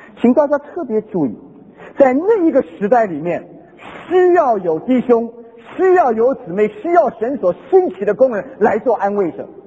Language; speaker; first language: Chinese; non-native, local second language; Hakka Chinese